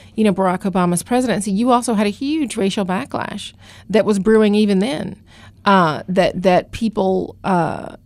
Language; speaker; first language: English; native; English